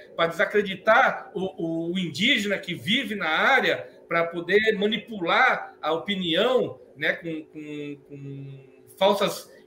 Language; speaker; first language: Portuguese; native; Portuguese